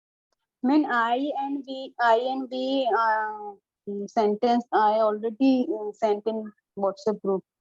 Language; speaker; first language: English; non-native, learner; Hindi